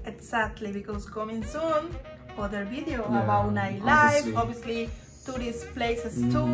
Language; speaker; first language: English; non-native, learner; Spanish